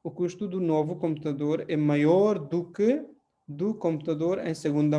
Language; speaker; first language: Portuguese; non-native, fluent; Hindi